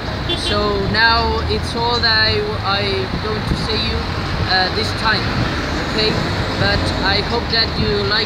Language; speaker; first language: English; non-native, learner; Spanish